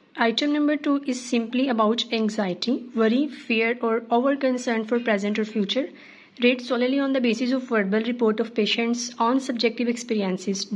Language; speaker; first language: English; non-native, local second language; Urdu